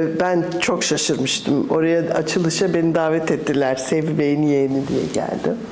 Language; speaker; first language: Turkish; early bilingual, other home language; English